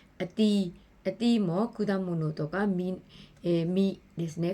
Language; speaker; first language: Japanese; non-native, fluent; Burmese